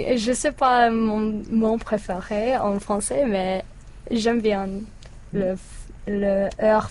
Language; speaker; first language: French; non-native, learner; English